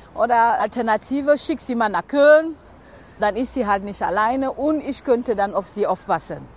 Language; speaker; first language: German; non-native, fluent; French